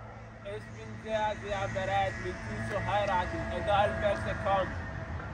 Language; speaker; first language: German; non-native, learner; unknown